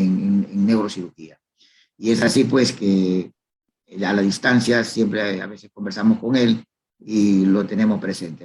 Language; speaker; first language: Spanish; native; Spanish